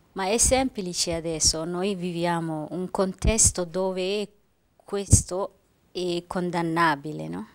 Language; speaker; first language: Italian; non-native, fluent; Somali